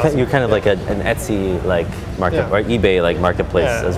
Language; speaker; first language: English; native; English